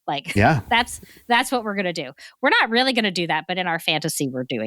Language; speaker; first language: English; native; English